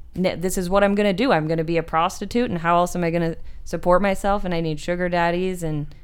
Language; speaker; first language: English; native; English